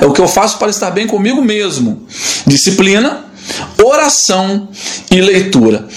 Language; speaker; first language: Portuguese; native; Portuguese